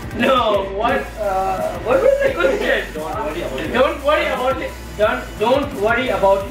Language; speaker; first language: English; non-native, fluent; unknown